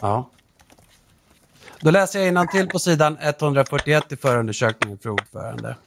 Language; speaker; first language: Swedish; native; Swedish